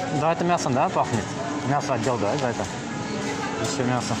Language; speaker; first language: Russian; non-native, learner; Azerbaijani